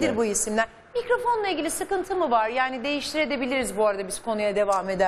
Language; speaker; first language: Turkish; native; Turkish